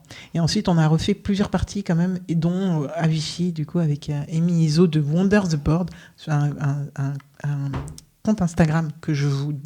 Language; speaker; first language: French; native; French